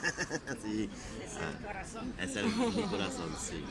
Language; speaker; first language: Spanish; non-native, learner; French